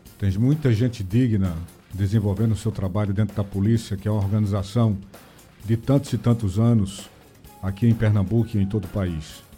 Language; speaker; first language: Portuguese; native; Portuguese